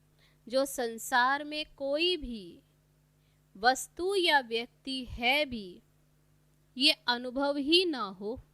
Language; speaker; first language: Hindi; native; Hindi